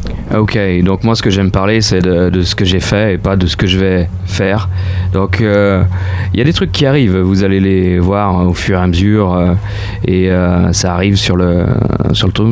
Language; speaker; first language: French; native; French